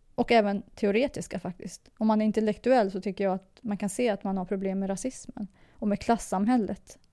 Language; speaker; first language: Swedish; early bilingual, other home language; Persian